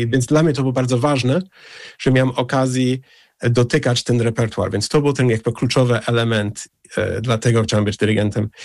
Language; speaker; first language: Polish; non-native, fluent; English